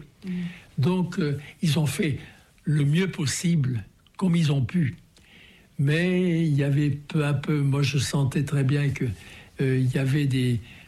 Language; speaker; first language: French; native; French